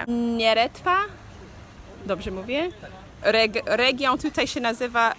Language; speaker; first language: Polish; non-native, fluent; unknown